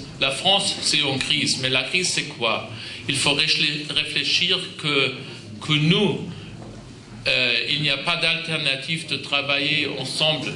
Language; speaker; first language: French; non-native, fluent; German